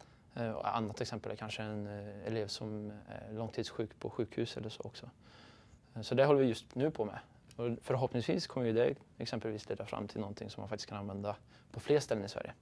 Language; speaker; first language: Swedish; native; Swedish